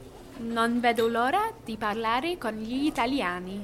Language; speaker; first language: Italian; non-native, learner; English